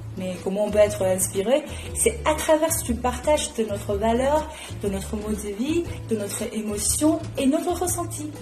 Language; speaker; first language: French; non-native, fluent; Chinese